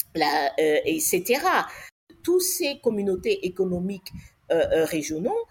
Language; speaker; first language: French; non-native, local second language; English